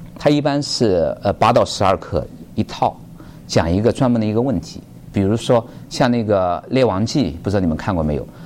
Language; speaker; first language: Chinese; native; Chinese